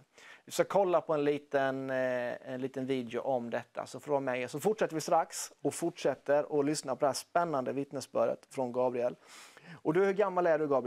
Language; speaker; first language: Swedish; native; Swedish